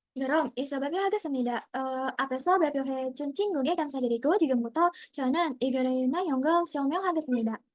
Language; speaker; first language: Korean; non-native, learner; Indonesian